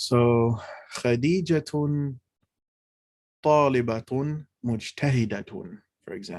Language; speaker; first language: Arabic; non-native, fluent; English